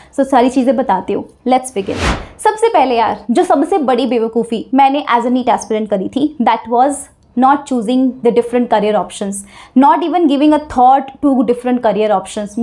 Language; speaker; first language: Hindi; native; Hindi